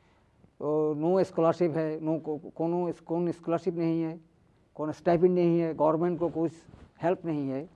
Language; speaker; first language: Hindi; non-native, learner; Bangla